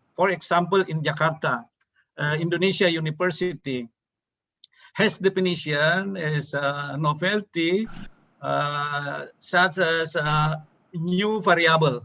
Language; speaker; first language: English; non-native, learner; Indonesian